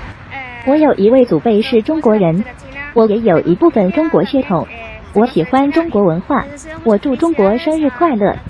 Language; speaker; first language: Chinese; non-native, learner; Spanish